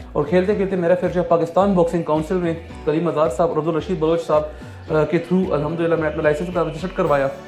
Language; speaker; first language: Urdu; non-native, local second language; Pashto